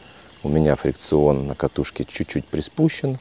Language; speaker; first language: Russian; native; Russian